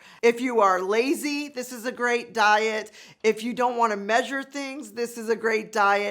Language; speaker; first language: English; native; English